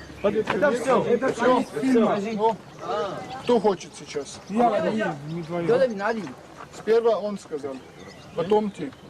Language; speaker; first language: Russian; non-native, learner; French